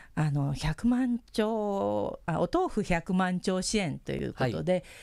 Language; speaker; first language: Japanese; early bilingual, heritage; Spanish